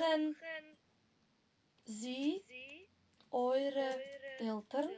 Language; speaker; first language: German; non-native, fluent; Macedonian